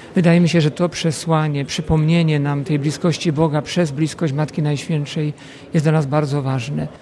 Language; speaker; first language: Polish; native; Polish